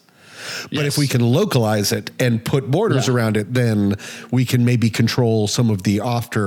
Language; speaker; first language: English; native; English